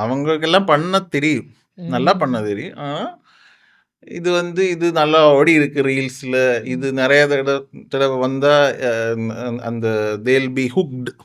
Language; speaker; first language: Tamil; non-native, fluent; Malayalam